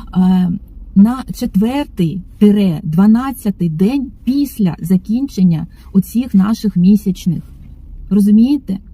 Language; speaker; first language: Ukrainian; non-native, local second language; Russian